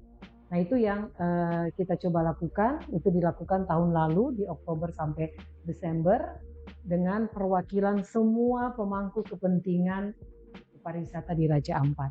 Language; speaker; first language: Indonesian; native; Indonesian